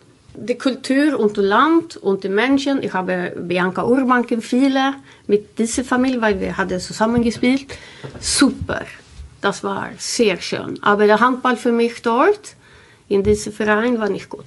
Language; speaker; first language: German; non-native, learner; Swedish